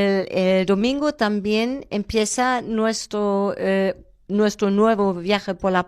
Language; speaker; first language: Spanish; non-native, fluent; German